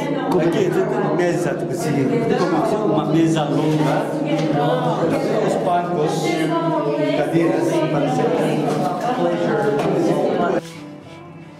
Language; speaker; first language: Portuguese; non-native, learner; Turkish